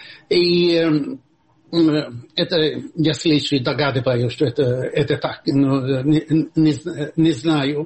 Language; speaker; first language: Russian; non-native, fluent; Swedish